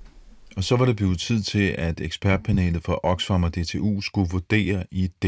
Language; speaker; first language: Danish; native; Danish